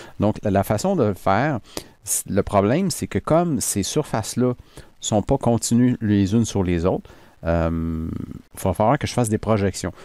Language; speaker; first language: French; native; French